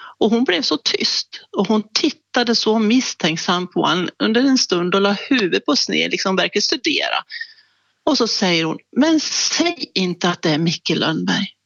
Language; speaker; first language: Swedish; native; Swedish